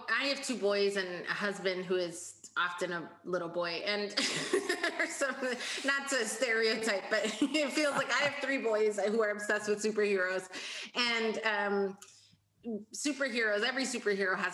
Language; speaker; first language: English; native; English